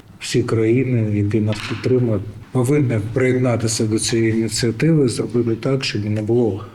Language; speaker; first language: Ukrainian; native; Ukrainian